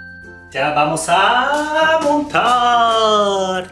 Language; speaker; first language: Spanish; non-native, learner; Japanese